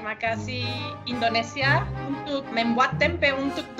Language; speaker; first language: Indonesian; non-native, learner; Spanish